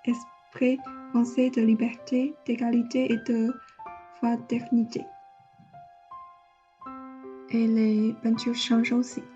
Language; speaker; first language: French; non-native, learner; Chinese